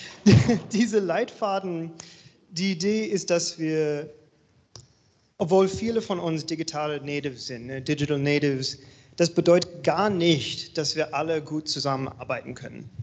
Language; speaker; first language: German; non-native, learner; English